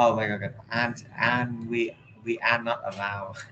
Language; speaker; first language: English; non-native, learner; Vietnamese